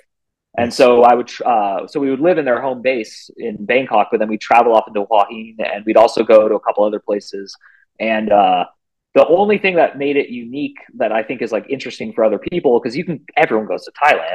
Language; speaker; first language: English; native; English